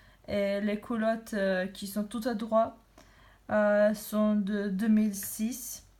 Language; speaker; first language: French; non-native, learner; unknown